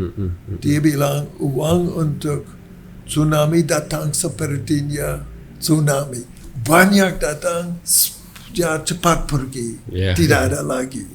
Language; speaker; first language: Indonesian; non-native, learner; English